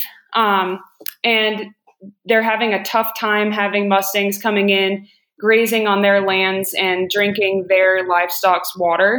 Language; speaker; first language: English; native; English